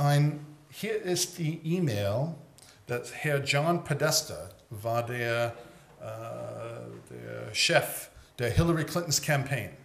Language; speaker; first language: German; early bilingual, heritage; English